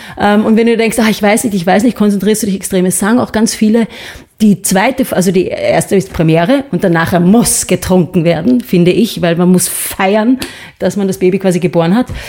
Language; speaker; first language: German; early bilingual, other home language; English